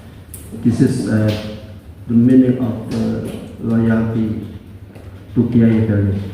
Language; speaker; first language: English; non-native, learner; Indonesian